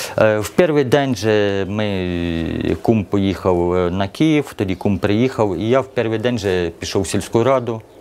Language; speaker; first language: Ukrainian; early bilingual, other home language; Russian